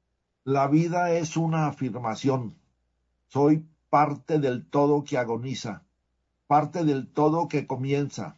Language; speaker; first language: Spanish; native; Spanish